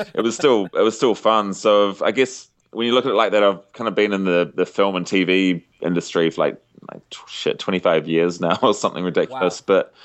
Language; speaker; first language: English; native; English